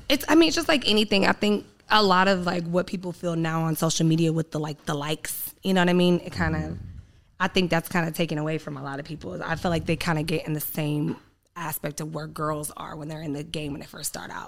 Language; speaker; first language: English; native; English